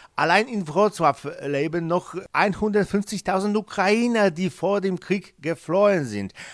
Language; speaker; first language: German; non-native, fluent; Polish